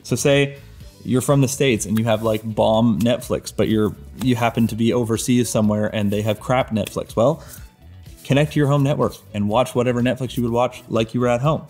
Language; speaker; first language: English; native; English